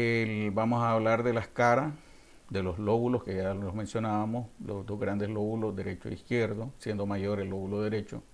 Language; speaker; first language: Spanish; native; Spanish